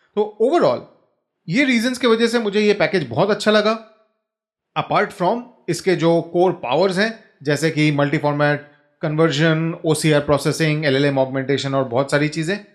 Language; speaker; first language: Hindi; native; Hindi